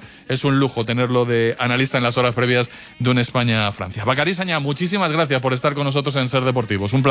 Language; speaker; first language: Spanish; native; Spanish